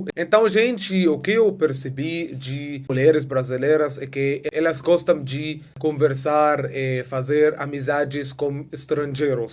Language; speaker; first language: Portuguese; non-native, fluent; Arabic